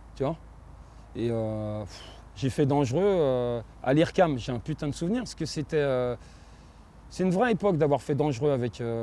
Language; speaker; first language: French; native; French